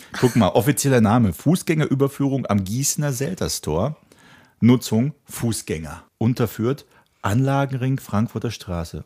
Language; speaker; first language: German; early bilingual, other home language; Czech